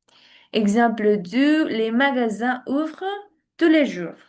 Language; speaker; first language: French; non-native, learner; Spanish